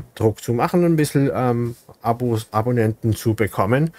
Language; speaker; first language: German; native; German